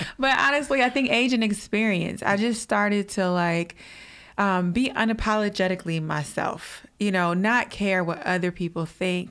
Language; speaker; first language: English; native; English